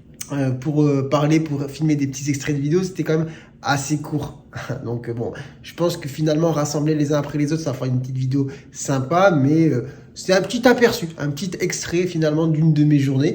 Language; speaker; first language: French; native; French